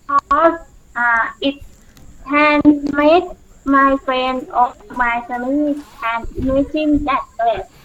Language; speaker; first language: English; non-native, learner; Thai